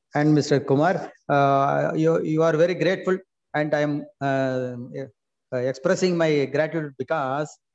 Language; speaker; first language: English; non-native, local second language; Tamil